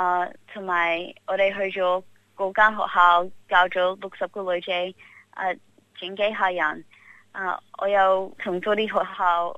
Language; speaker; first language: Cantonese; early bilingual, heritage; Cantonese